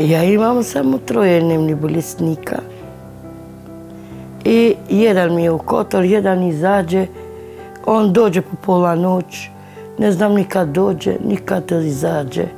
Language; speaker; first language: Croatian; non-native, local second language; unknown